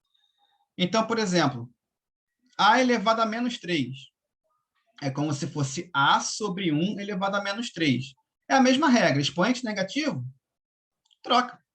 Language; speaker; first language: Portuguese; native; Portuguese